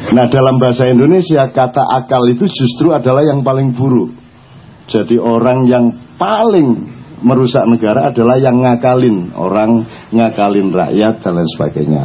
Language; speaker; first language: Indonesian; non-native, local second language; Javanese